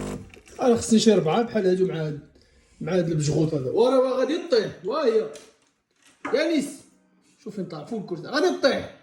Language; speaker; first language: Arabic; native; Arabic